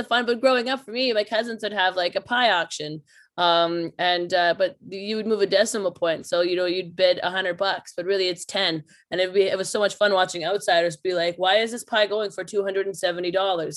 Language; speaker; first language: English; native; English